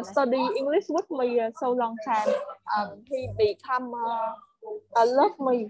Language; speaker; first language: English; non-native, learner; Vietnamese